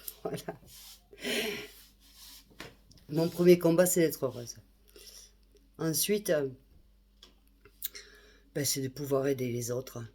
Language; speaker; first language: French; native; French